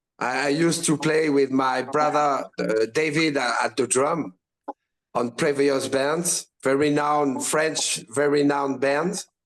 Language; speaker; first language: English; non-native, learner; French